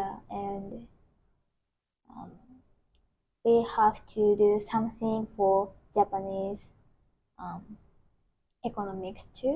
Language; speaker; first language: English; non-native, learner; Japanese